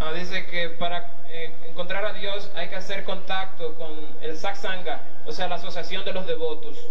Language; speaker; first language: Spanish; native; Spanish